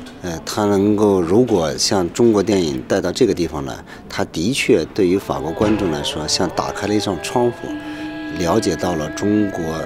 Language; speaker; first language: Chinese; native; Chinese